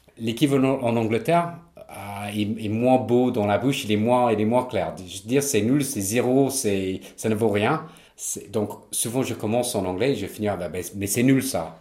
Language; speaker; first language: French; non-native, fluent; English